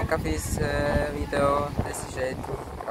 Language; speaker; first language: Portuguese; non-native, fluent; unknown